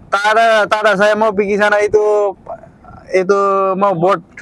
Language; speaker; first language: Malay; non-native, learner; Nepali